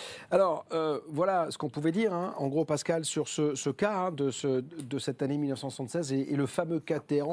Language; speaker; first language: French; native; French